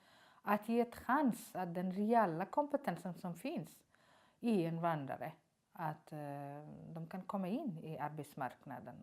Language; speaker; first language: Swedish; non-native, learner; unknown